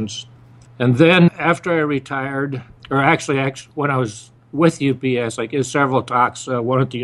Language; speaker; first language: English; native; English